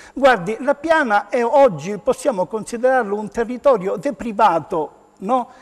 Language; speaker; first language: Italian; native; Italian